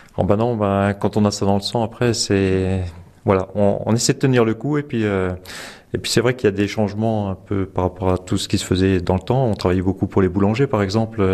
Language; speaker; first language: French; native; French